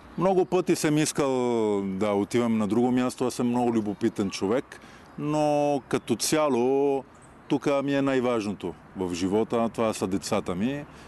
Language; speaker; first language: Bulgarian; non-native, fluent; Italian